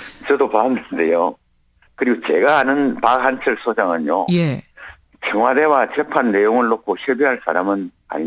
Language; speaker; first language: Korean; native; Korean